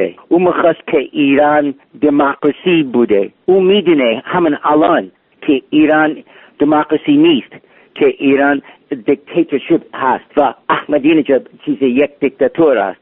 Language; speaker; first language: Persian; non-native, learner; English